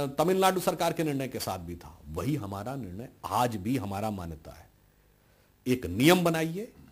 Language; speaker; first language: Hindi; native; Hindi